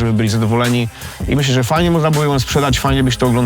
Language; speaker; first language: Polish; native; Polish